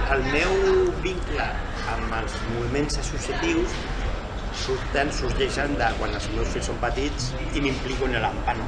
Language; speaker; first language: Catalan; non-native, local second language; Spanish